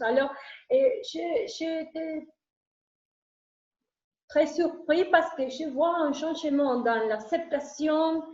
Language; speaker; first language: French; non-native, learner; Spanish